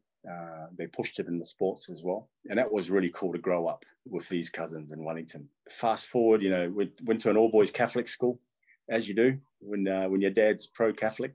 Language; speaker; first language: English; non-native, local second language; Tongan